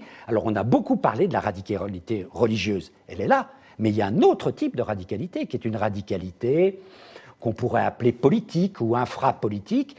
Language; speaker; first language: French; native; French